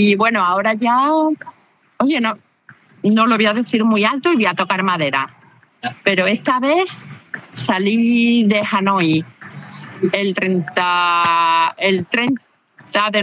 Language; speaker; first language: Spanish; native; Spanish